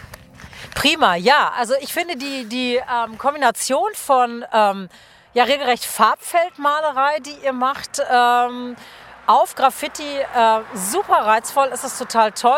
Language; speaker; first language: German; native; German